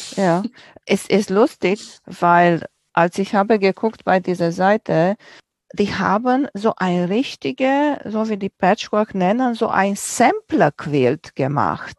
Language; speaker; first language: German; non-native, fluent; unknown